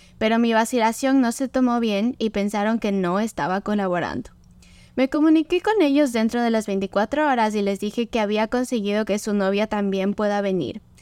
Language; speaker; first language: Spanish; native; Spanish